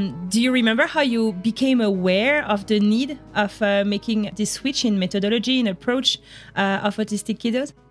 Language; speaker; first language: English; non-native, fluent; French